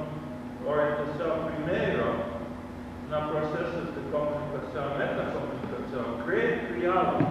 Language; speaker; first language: Portuguese; non-native, learner; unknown